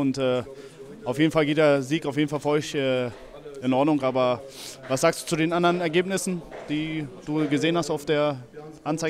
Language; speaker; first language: German; native; German